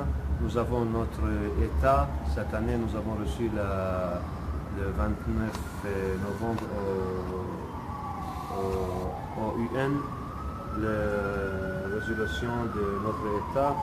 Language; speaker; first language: French; non-native, local second language; Arabic